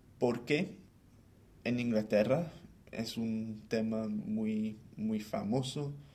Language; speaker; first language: Spanish; non-native, fluent; English